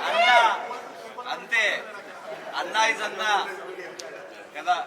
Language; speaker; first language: Telugu; non-native, learner; Hindi